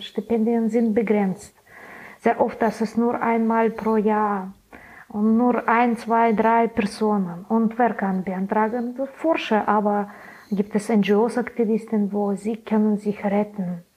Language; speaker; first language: German; non-native, learner; Belarusian